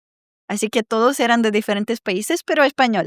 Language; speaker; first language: Spanish; non-native, fluent; Serbian